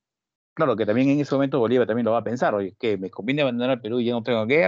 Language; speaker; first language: Spanish; native; Spanish